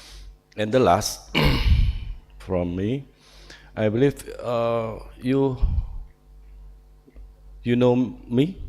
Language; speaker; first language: English; non-native, learner; Indonesian